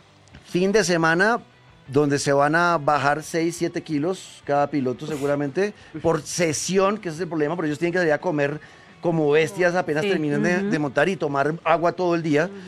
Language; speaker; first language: Spanish; native; Spanish